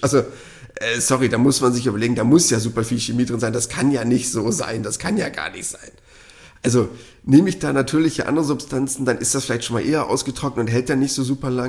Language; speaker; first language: German; native; German